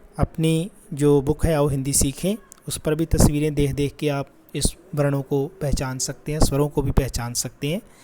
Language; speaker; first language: Hindi; non-native, local second language; Punjabi